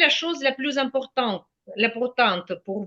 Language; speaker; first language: French; non-native, fluent; Ukrainian